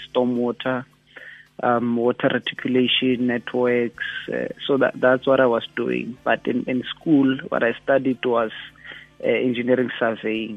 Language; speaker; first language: English; non-native, local second language; Xhosa